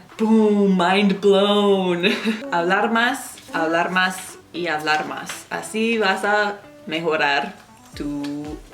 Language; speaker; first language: Spanish; non-native, fluent; English